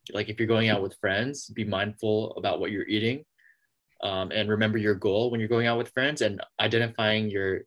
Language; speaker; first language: English; native; English